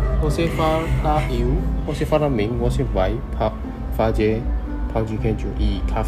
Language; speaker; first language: Portuguese; non-native, learner; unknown